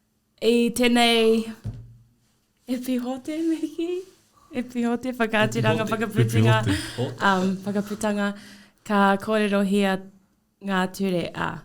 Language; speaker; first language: Māori; non-native, learner; English